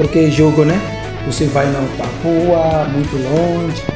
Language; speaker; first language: Portuguese; non-native, learner; Indonesian